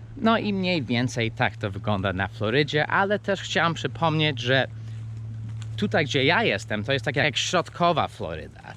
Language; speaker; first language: Polish; non-native, fluent; English